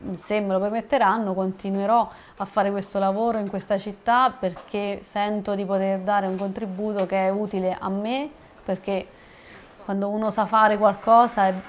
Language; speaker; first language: Italian; native; Italian